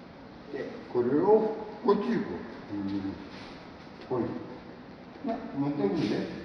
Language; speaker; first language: Japanese; native; Japanese